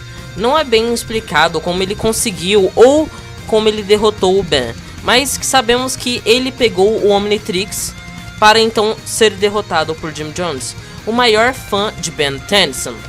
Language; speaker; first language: Portuguese; native; Portuguese